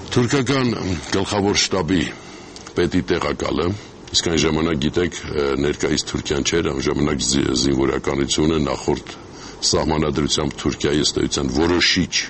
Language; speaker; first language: Armenian; native; Armenian